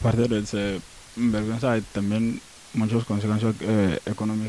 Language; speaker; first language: Spanish; non-native, learner; Wolof